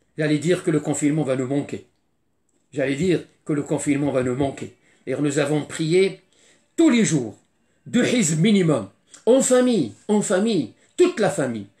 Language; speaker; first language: French; non-native, fluent; Arabic